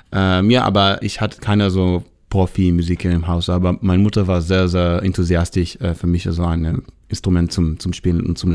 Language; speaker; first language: German; non-native, learner; Hebrew